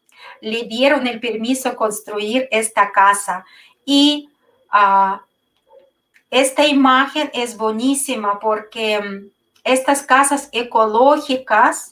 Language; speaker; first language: Spanish; non-native, fluent; Russian